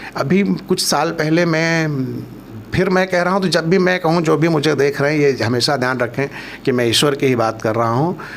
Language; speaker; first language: Hindi; non-native, local second language; Awadhi